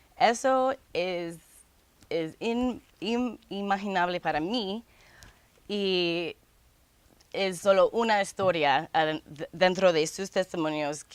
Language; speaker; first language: Spanish; non-native, fluent; English